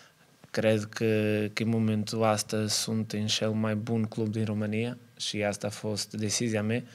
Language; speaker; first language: Romanian; non-native, learner; Portuguese